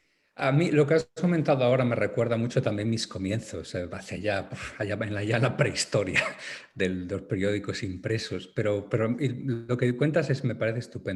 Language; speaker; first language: Spanish; native; Spanish